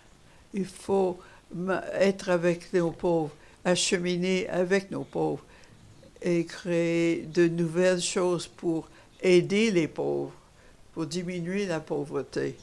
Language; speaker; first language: French; non-native, fluent; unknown